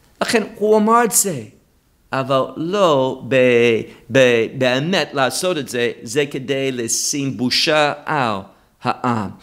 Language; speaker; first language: Hebrew; non-native, fluent; English